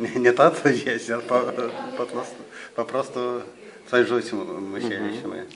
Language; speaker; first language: Polish; non-native, fluent; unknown